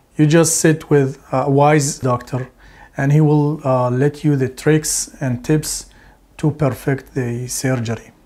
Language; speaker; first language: English; non-native, fluent; Arabic